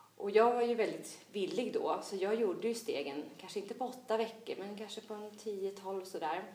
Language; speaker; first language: Swedish; native; Swedish